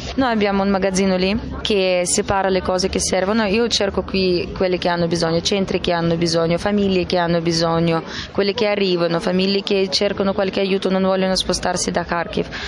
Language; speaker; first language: Italian; non-native, fluent; Russian